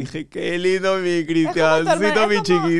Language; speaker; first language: Spanish; native; Spanish